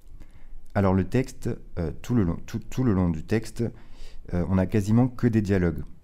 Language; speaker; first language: French; native; French